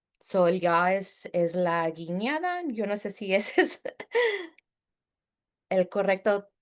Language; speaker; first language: Spanish; early bilingual, heritage; Spanish